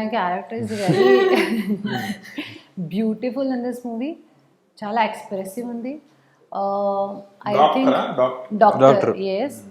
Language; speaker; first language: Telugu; non-native, learner; Hindi